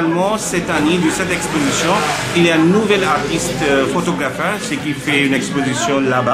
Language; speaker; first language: French; non-native, learner; Bangla